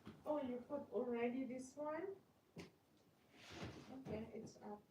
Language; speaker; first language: English; non-native, learner; Filipino